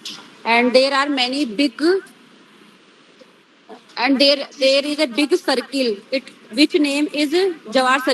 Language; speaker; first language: English; non-native, learner; Hindi